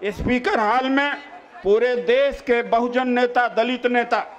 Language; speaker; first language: Hindi; native; Hindi